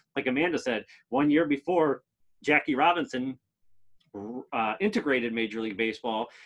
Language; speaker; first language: English; native; English